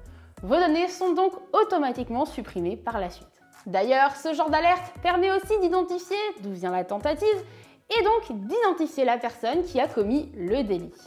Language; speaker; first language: French; native; French